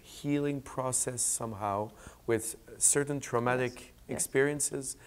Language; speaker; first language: English; native; English